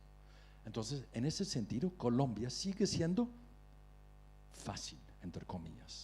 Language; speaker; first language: Spanish; non-native, fluent; Dutch